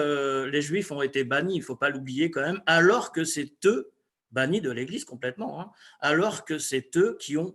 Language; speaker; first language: French; native; French